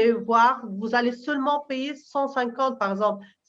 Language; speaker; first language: French; non-native, learner; Portuguese